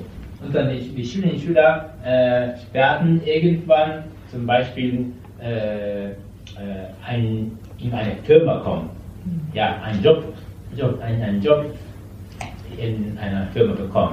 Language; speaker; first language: German; non-native, learner; Japanese